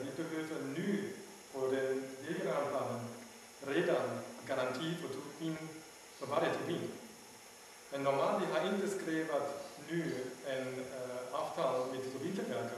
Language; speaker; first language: Swedish; non-native, learner; German